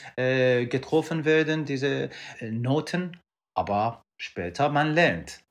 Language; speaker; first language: German; non-native, learner; Persian